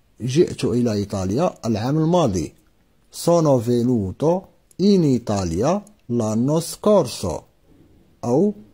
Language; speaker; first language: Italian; non-native, fluent; Arabic